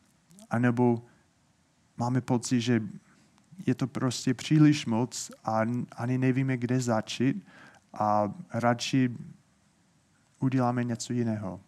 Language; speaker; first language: Czech; non-native, fluent; English